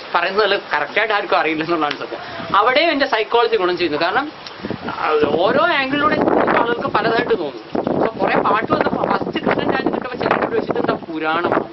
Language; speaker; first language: Malayalam; non-native, local second language; Hindi